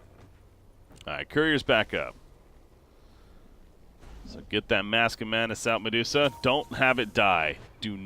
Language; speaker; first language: English; native; English